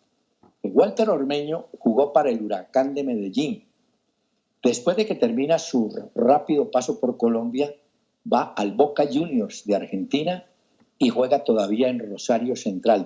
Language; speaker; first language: Spanish; native; Spanish